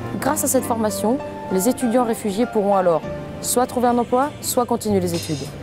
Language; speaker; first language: French; native; French